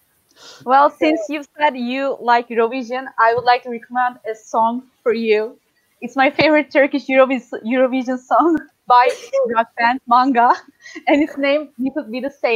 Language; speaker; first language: English; non-native, learner; Turkish